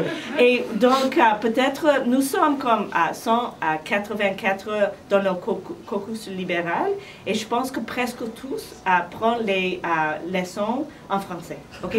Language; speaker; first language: French; non-native, learner; English